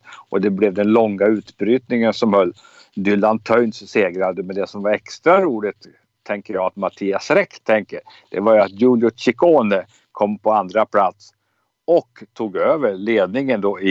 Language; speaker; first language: Swedish; native; Swedish